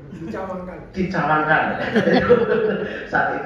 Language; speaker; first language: Indonesian; native; Indonesian